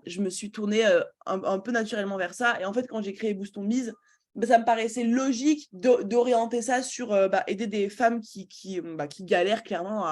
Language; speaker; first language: French; native; French